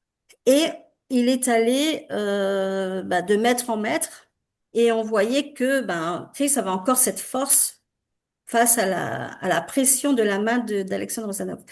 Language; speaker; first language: French; native; French